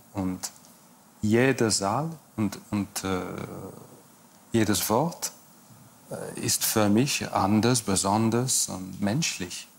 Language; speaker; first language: German; non-native, learner; English